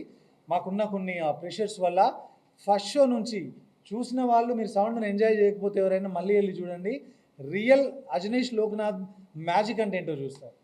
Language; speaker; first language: Telugu; native; Telugu